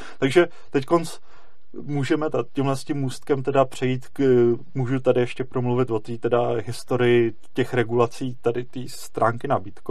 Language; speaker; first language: Czech; native; Czech